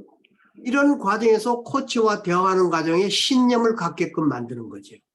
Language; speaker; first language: Korean; native; Korean